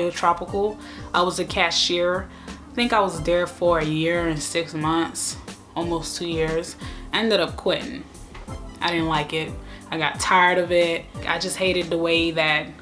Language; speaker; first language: English; native; English